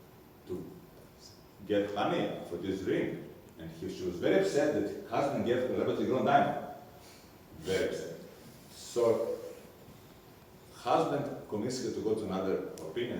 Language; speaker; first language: English; non-native, fluent; Serbian